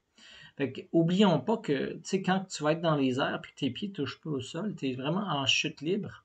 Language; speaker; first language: French; native; French